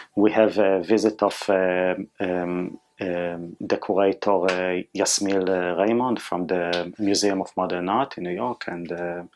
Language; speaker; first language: English; non-native, fluent; Hebrew